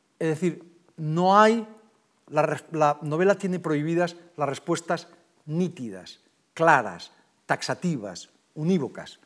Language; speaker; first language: Spanish; native; Spanish